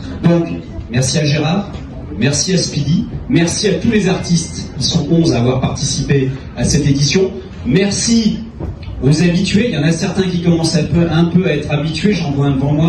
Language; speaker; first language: French; native; French